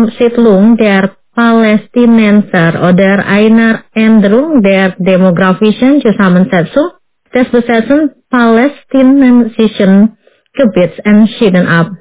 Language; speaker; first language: German; non-native, fluent; Indonesian